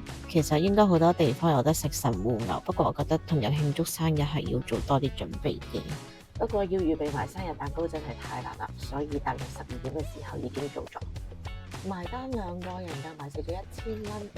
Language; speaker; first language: Cantonese; native; Cantonese